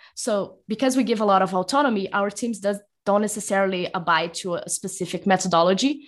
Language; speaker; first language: English; non-native, fluent; Portuguese